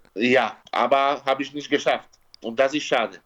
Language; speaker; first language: German; non-native, learner; Slovak